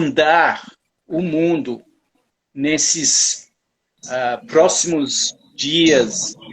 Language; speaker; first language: Portuguese; non-native, fluent; English